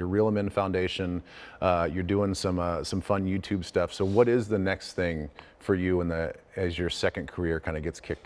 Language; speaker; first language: English; native; English